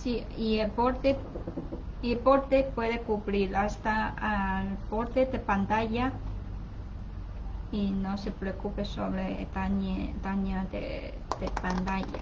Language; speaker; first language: Spanish; non-native, learner; Chinese